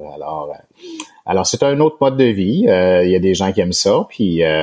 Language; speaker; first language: French; native; French